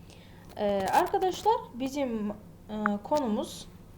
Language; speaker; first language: Turkish; non-native, fluent; Uzbek